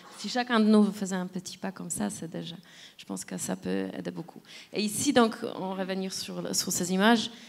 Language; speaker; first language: French; non-native, fluent; Polish